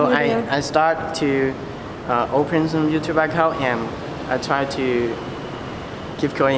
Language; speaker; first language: English; non-native, learner; Lao